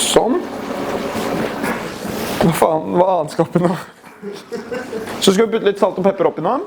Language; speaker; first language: Norwegian; native; Norwegian